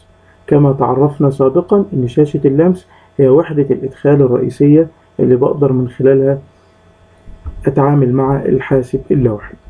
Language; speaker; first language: Arabic; native; Arabic